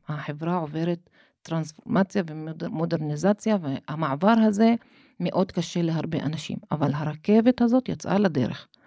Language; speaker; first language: Hebrew; non-native, local second language; Arabic